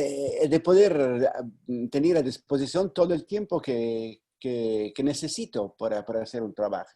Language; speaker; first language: Spanish; non-native, fluent; Italian